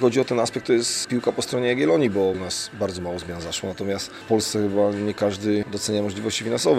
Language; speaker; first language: Polish; native; Polish